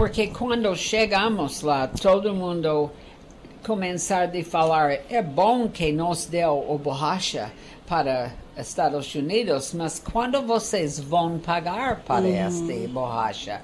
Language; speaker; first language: Portuguese; non-native, learner; English